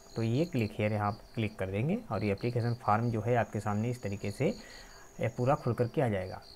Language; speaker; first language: Hindi; native; Hindi